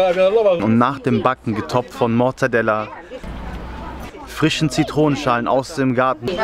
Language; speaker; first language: German; native; German